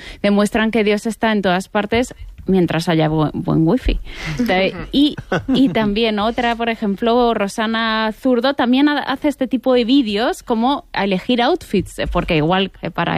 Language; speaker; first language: Spanish; native; Spanish